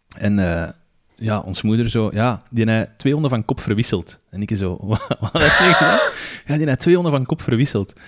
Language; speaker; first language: Dutch; native; Dutch